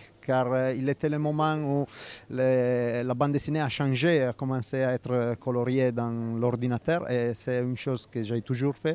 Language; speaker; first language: French; non-native, fluent; Italian